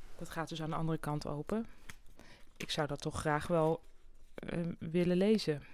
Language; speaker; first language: Dutch; native; Dutch